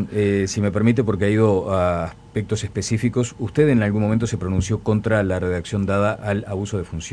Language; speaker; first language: Spanish; native; Spanish